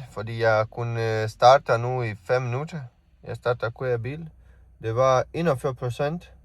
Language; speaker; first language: Danish; non-native, learner; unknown